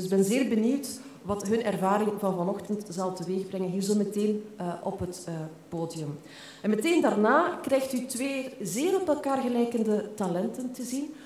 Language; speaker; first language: Dutch; native; Dutch